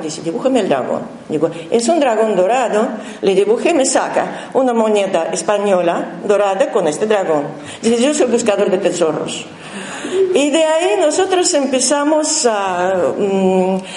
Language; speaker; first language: Spanish; non-native, learner; Russian